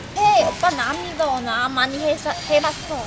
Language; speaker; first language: Korean; non-native, learner; Khmer